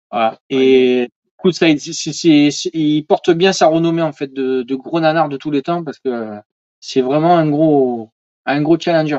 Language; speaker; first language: French; native; French